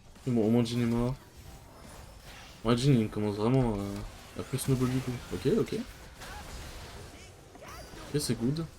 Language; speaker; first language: French; native; French